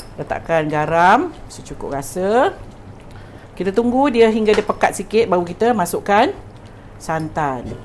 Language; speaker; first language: Malay; native; Malay